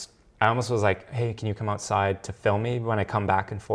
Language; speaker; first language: English; native; English